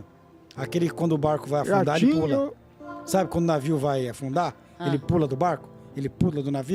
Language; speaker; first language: Portuguese; native; Portuguese